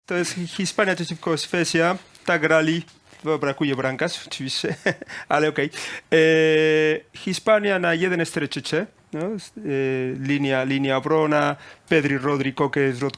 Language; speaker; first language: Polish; non-native, learner; Spanish